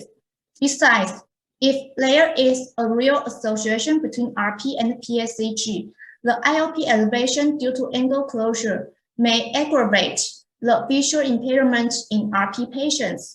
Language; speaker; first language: English; non-native, fluent; Chinese